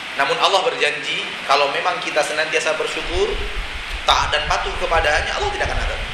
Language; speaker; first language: Indonesian; non-native, local second language; Minangkabau